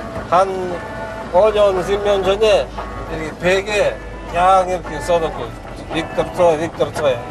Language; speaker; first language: Korean; early bilingual, heritage; Korean